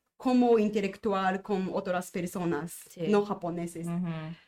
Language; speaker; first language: Spanish; non-native, learner; Japanese